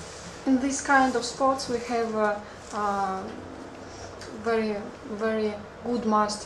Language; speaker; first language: English; non-native, learner; Russian